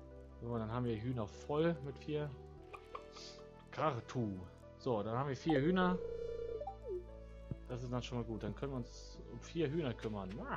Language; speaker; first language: German; native; German